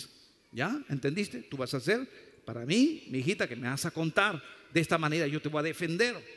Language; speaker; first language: Spanish; native; Spanish